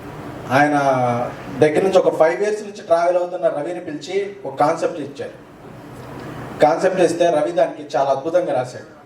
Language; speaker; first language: Telugu; native; Telugu